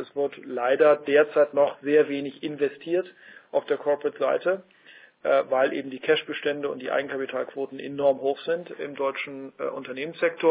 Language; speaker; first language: German; native; German